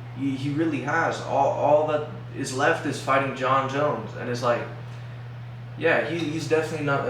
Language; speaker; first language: English; native; English